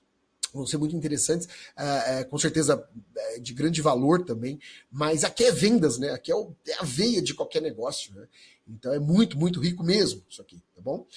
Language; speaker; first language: Portuguese; native; Portuguese